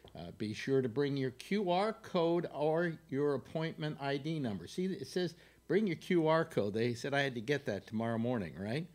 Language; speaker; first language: English; native; English